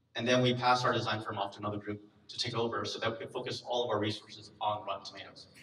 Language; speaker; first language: English; native; English